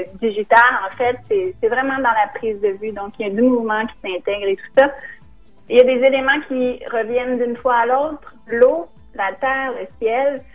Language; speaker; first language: French; native; French